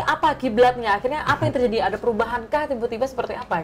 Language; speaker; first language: Indonesian; native; Indonesian